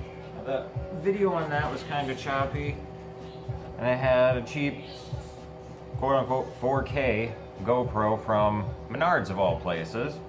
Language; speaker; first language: English; native; English